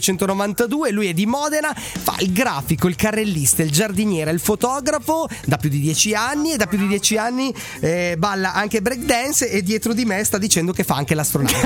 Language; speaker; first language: Italian; native; Italian